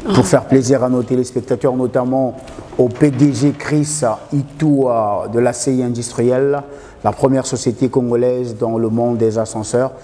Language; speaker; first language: French; non-native, local second language; Lingala